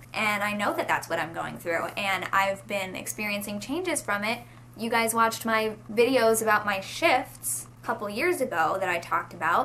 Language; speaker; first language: English; native; English